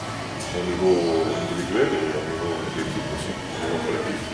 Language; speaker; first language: French; non-native, fluent; Croatian